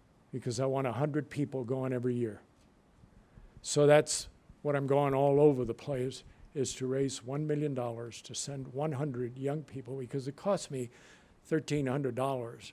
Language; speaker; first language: English; native; English